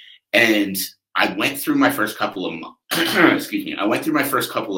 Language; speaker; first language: English; native; English